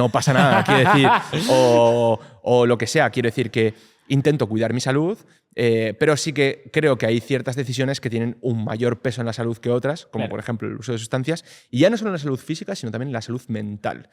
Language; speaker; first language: Spanish; native; Spanish